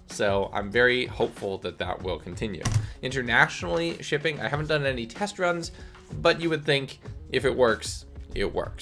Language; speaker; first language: English; native; English